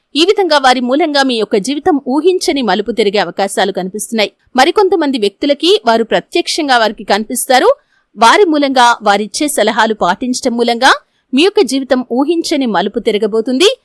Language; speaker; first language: Telugu; native; Telugu